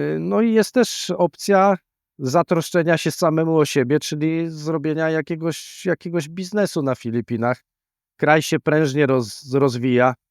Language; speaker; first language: Polish; native; Polish